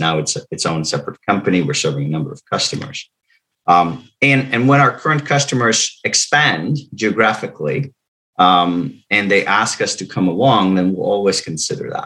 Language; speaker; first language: English; non-native, fluent; Dutch